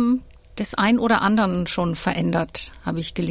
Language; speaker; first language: German; native; German